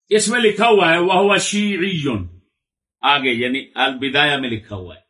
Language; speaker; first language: Urdu; non-native, local second language; Punjabi